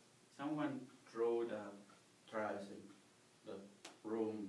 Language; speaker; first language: English; non-native, learner; Spanish